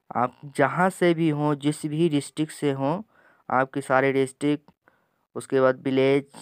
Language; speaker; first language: Hindi; native; Hindi